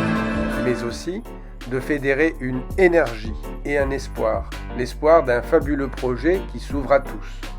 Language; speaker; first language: French; native; French